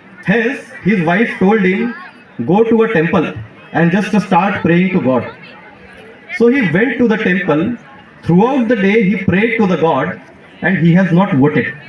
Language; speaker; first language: English; non-native, local second language; Marathi